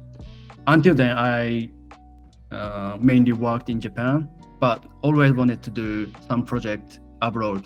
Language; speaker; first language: English; non-native, fluent; Japanese